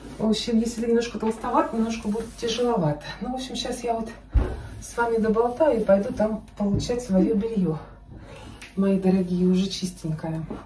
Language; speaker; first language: Russian; native; Russian